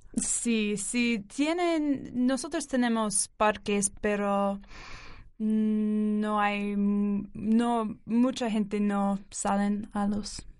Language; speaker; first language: Spanish; non-native, learner; English